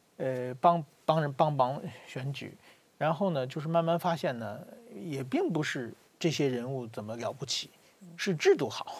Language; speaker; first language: Chinese; native; Chinese